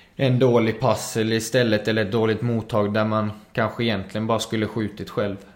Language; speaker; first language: Swedish; early bilingual, other home language; Spanish